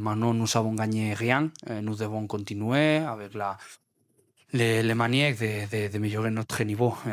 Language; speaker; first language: French; non-native, learner; Spanish